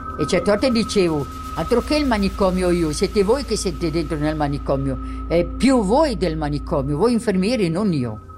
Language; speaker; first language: Italian; non-native, local second language; German